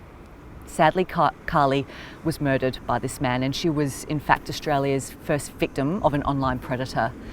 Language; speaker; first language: English; native; English